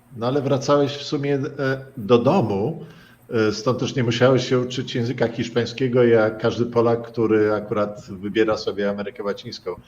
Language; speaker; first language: Polish; native; Polish